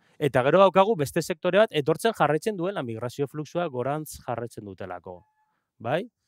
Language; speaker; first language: Basque; non-native, local second language; Spanish